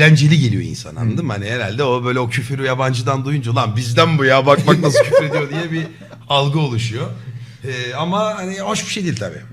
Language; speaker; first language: Turkish; native; Turkish